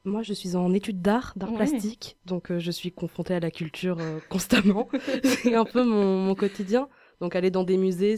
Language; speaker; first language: French; native; French